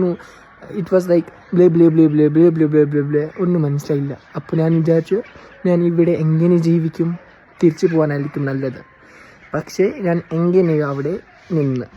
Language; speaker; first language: Malayalam; non-native, local second language; Kashmiri